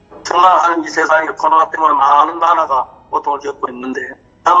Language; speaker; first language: Korean; non-native, learner; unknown